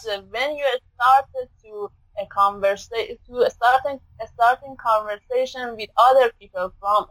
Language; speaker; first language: English; non-native, learner; Persian